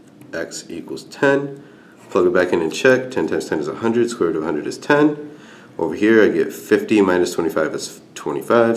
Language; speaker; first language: English; native; English